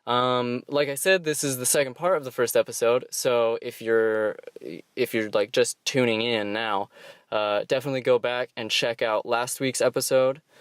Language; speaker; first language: English; native; English